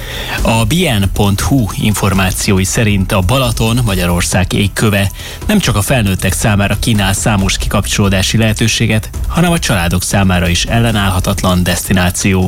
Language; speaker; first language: Hungarian; native; Hungarian